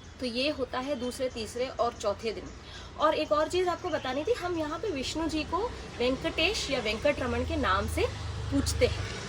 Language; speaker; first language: Hindi; non-native, local second language; Konkani